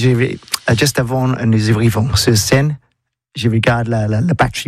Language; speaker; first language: French; non-native, learner; English